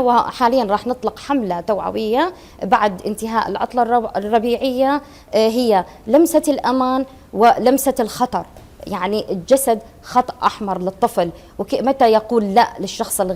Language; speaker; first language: Arabic; native; Arabic